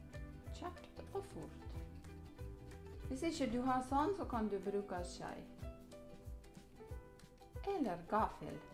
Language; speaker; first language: Norwegian; non-native, learner; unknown